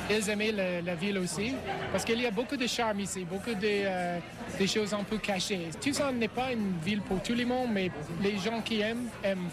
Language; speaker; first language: French; non-native, fluent; English